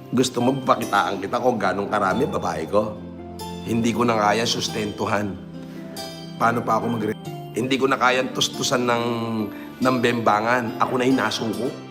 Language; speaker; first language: Filipino; native; Filipino